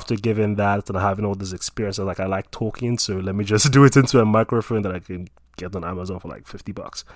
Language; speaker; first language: English; non-native, local second language; Yoruba